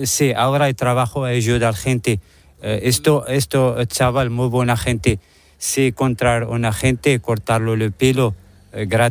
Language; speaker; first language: Spanish; non-native, learner; Arabic